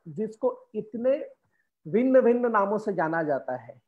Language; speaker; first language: Hindi; non-native, local second language; Assamese